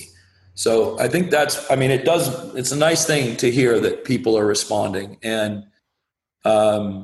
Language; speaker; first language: English; native; English